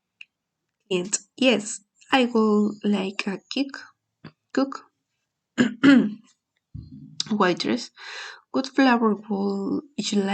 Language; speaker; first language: English; non-native, learner; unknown